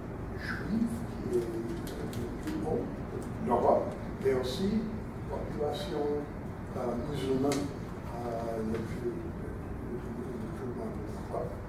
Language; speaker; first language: French; non-native, fluent; English